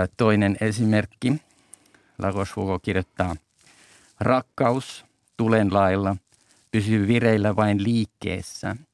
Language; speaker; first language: Finnish; native; Finnish